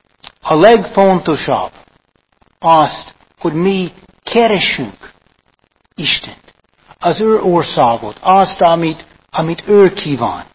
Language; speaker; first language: Hungarian; non-native, fluent; English